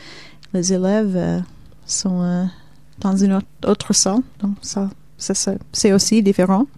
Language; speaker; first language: French; non-native, fluent; Swedish